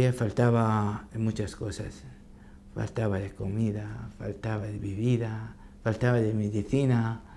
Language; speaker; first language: Spanish; non-native, learner; Arabic